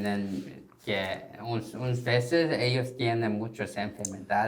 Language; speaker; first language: Spanish; non-native, learner; Korean